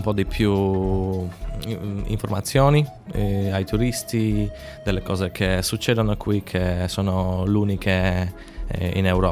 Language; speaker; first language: Italian; non-native, fluent; Polish